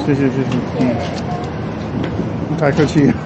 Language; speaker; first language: Chinese; non-native, learner; English